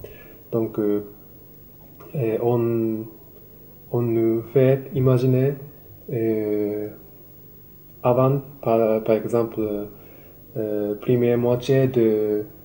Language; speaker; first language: French; non-native, learner; Japanese